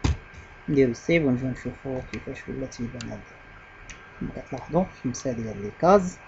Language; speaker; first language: Arabic; native; Arabic